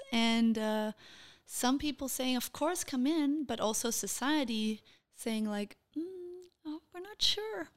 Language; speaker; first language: English; non-native, fluent; Portuguese